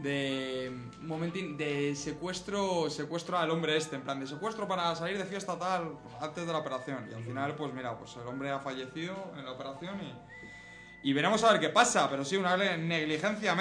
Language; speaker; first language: Spanish; native; Spanish